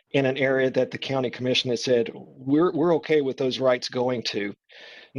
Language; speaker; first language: English; native; English